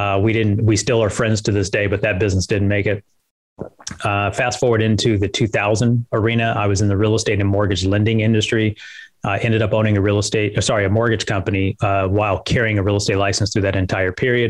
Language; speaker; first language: English; native; English